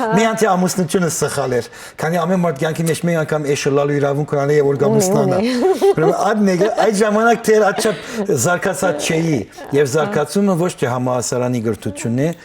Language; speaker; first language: Armenian; early bilingual, heritage; Armenian